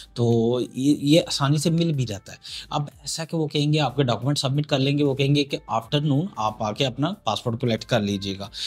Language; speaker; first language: Urdu; non-native, local second language; Punjabi